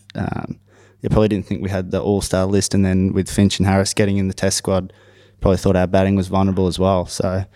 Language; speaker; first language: English; native; English